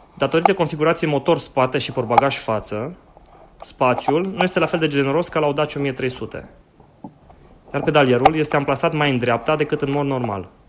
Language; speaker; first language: Romanian; native; Romanian